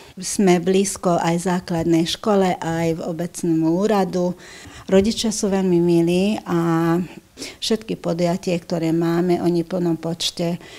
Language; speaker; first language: Slovak; non-native, local second language; Hungarian